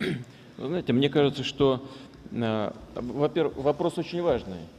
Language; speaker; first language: Russian; native; Russian